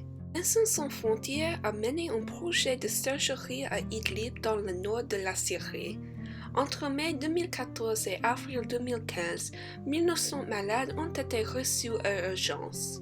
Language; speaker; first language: French; non-native, learner; English